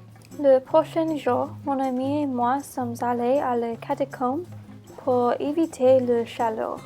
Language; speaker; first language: French; non-native, learner; English